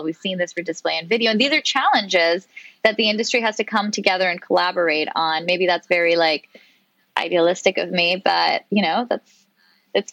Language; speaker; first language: English; non-native, local second language; Urdu